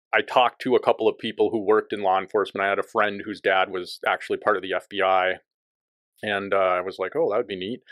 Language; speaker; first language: English; native; English